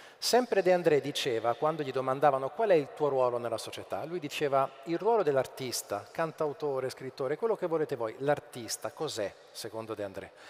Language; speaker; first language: Italian; native; Italian